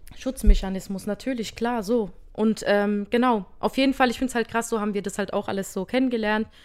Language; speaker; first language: German; early bilingual, other home language; Berber languages